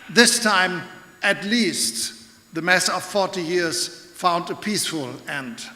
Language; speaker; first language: English; non-native, fluent; German